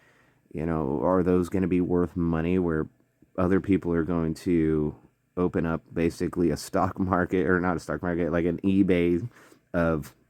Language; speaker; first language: English; native; English